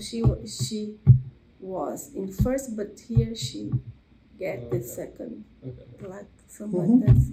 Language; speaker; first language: English; non-native, learner; Portuguese